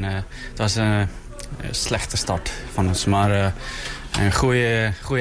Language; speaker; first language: Dutch; non-native, learner; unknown